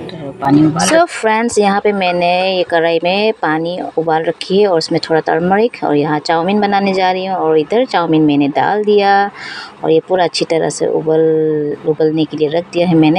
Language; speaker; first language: Hindi; non-native, local second language; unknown